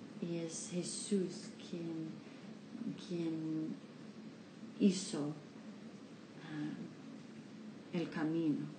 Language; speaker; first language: Spanish; non-native, learner; English